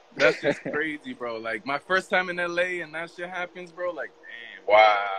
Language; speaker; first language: English; native; English